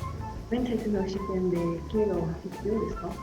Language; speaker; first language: Japanese; non-native, learner; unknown